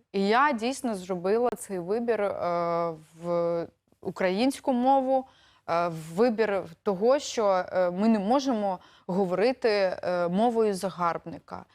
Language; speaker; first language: Ukrainian; native; Ukrainian